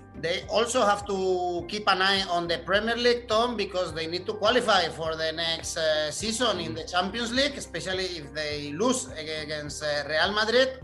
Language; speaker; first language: English; non-native, fluent; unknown